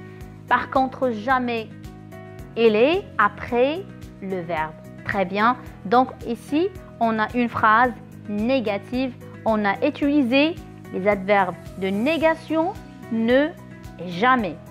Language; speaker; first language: French; non-native, local second language; Arabic